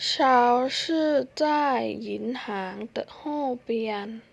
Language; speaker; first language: Chinese; non-native, fluent; Thai